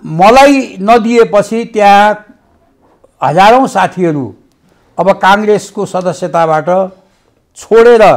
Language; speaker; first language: Nepali; native; Nepali